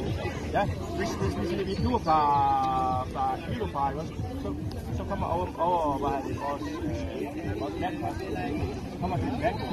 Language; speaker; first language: Danish; non-native, learner; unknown